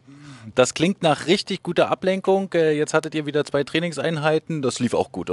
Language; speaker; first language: German; native; German